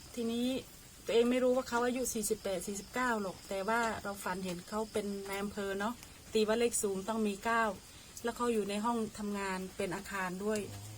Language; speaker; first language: Thai; native; Thai